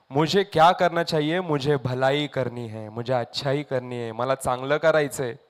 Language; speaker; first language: Hindi; non-native, local second language; Marathi